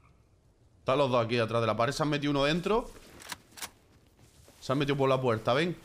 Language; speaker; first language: Spanish; native; Spanish